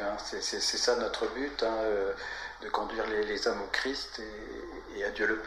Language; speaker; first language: French; native; French